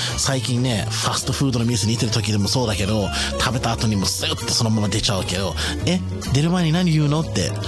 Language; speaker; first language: Japanese; non-native, fluent; English